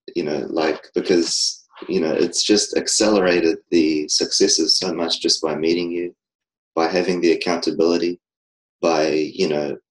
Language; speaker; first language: English; native; English